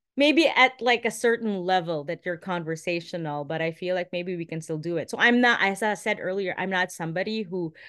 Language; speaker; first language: English; non-native, local second language; Filipino